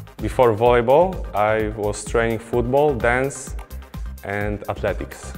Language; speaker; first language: English; non-native, fluent; Polish